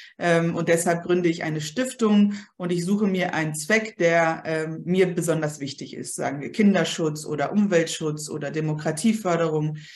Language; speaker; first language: German; early bilingual, other home language; Polish